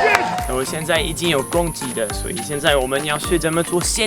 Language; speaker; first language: Chinese; non-native, fluent; French